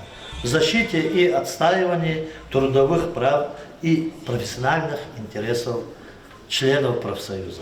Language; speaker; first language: Russian; non-native, local second language; Lezghian